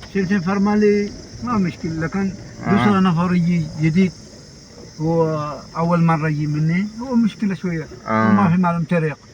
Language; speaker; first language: Arabic; non-native, learner; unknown